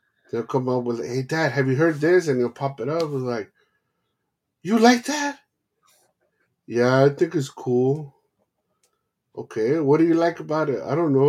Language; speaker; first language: English; early bilingual, other home language; Spanish